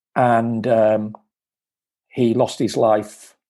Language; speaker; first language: English; native; English